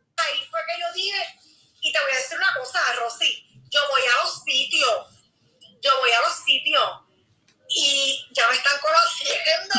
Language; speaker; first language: Spanish; native; Spanish